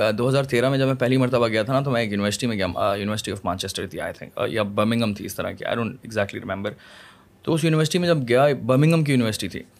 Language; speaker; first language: Urdu; native; Urdu